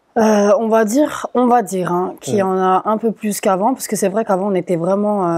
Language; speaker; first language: French; native; French